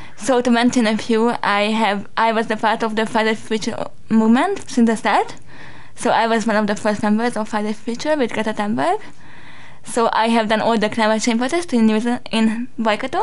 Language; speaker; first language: English; non-native, fluent; Hungarian